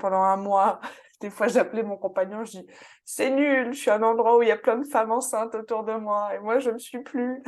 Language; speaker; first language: French; native; French